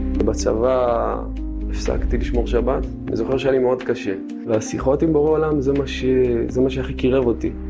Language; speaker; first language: Hebrew; early bilingual, other home language; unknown